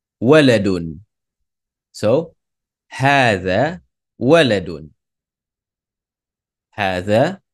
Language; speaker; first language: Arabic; non-native, fluent; English